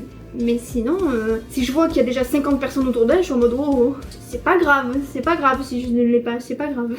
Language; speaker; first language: French; native; French